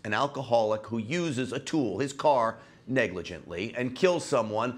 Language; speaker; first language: English; native; English